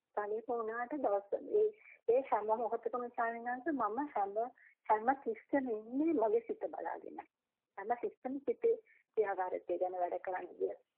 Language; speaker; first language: Sinhala; non-native, local second language; Tamil